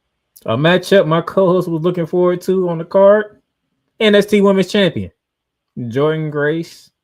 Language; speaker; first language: English; native; English